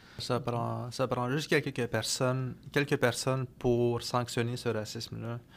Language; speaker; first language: French; non-native, local second language; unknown